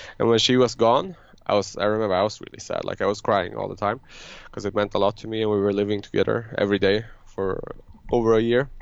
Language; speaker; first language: English; non-native, fluent; Swedish